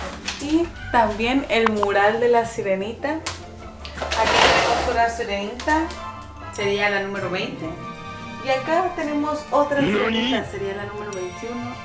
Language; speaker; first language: Spanish; native; Spanish